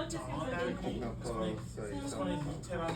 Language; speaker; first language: French; non-native, local second language; English